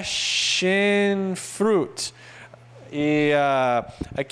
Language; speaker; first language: Portuguese; non-native, fluent; English